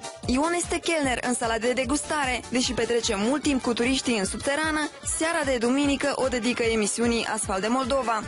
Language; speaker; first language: Romanian; native; Romanian